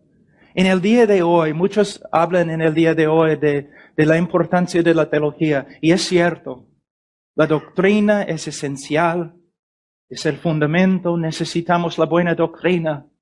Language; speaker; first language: Spanish; non-native, fluent; English